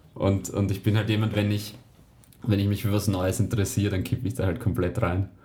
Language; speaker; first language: German; native; German